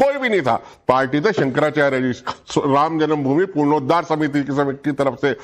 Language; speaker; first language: Hindi; native; Hindi